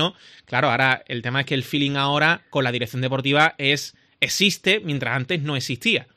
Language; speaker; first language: Spanish; native; Spanish